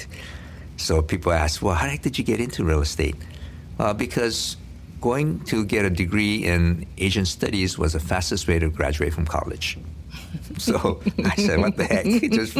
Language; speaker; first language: English; early bilingual, other home language; Korean